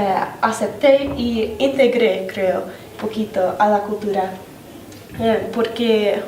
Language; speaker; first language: Spanish; non-native, learner; English